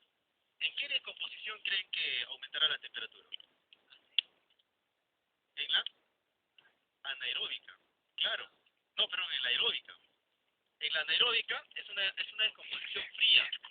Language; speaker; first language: Spanish; native; Spanish